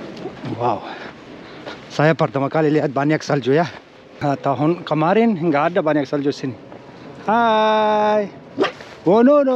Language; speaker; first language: Indonesian; non-native, fluent; Persian